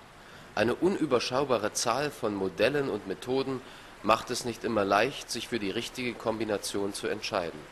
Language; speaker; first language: German; native; German